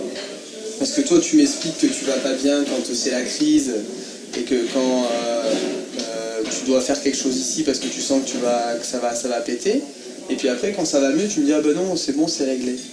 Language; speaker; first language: French; native; French